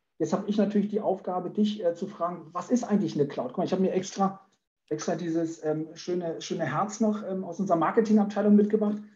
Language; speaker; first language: German; native; German